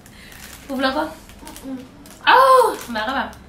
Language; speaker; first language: Spanish; non-native, learner; Haitian Creole